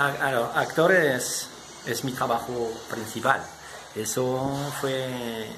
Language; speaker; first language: Spanish; non-native, fluent; French